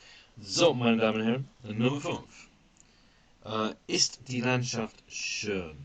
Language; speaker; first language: German; non-native, fluent; English